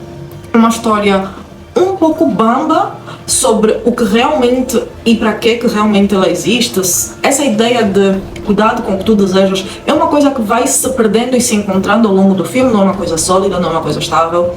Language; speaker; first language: Portuguese; native; Portuguese